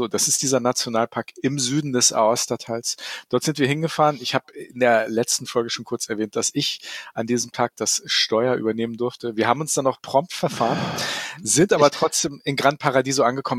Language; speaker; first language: German; native; German